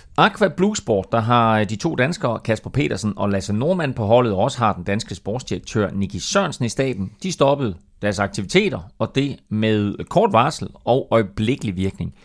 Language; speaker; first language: Danish; native; Danish